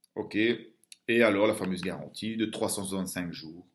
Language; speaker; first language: French; native; French